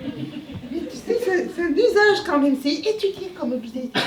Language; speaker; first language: French; native; French